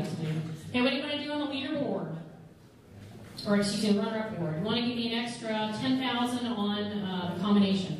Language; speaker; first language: English; native; English